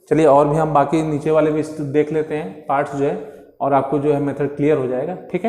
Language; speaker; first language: Hindi; native; Hindi